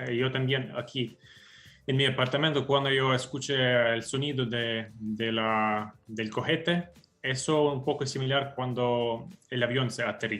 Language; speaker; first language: Spanish; non-native, fluent; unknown